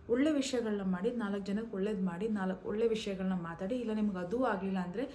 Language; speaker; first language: Kannada; non-native, local second language; Malayalam